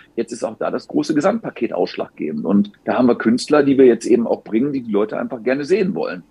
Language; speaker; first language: German; native; German